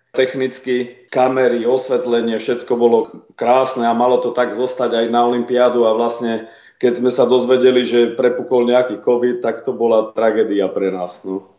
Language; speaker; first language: Slovak; native; Slovak